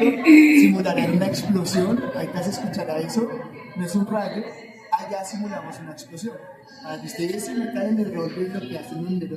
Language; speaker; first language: Spanish; native; Spanish